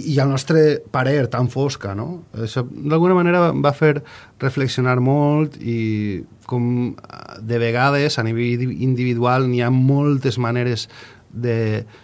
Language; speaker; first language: Catalan; native; Catalan